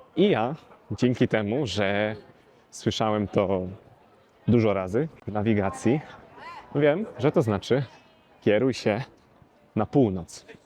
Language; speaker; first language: Polish; native; Polish